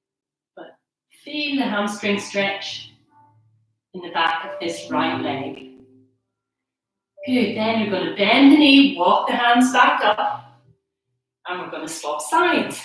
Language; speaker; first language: English; native; English